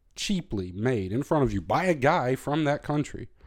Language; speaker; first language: English; native; English